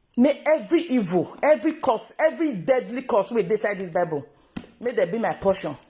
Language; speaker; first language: Nigerian Pidgin; non-native, local second language; Yoruba